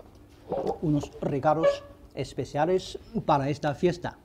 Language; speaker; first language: Spanish; non-native, fluent; Chinese